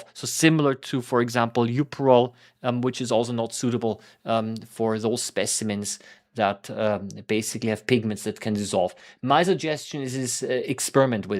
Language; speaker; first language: English; non-native, fluent; German